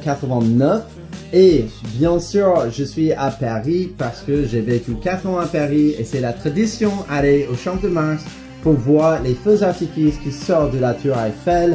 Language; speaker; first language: French; non-native, fluent; English